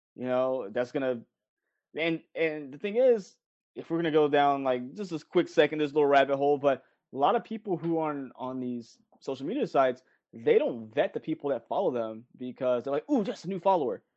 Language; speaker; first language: English; native; English